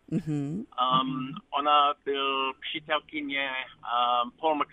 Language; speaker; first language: Czech; non-native, learner; English